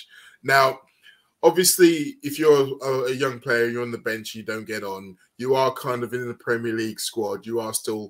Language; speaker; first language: English; native; English